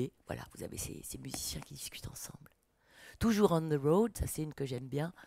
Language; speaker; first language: French; native; French